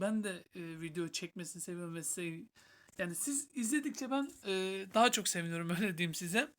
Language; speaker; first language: Turkish; native; Turkish